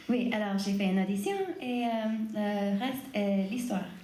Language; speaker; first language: French; non-native, learner; English